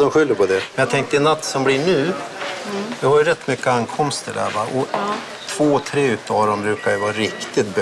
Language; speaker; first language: Swedish; native; Swedish